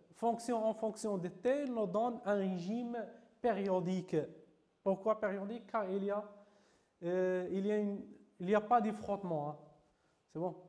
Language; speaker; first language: French; non-native, local second language; Arabic